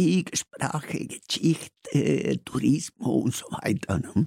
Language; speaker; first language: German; non-native, learner; Spanish